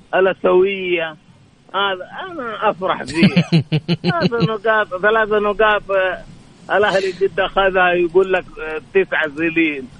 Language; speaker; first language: Arabic; native; Arabic